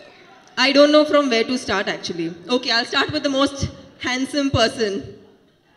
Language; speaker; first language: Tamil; non-native, fluent; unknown